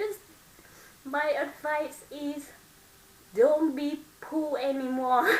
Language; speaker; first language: English; non-native, learner; Vietnamese